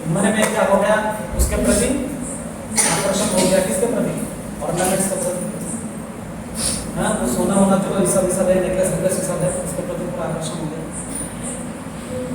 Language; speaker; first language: Hindi; non-native, local second language; Telugu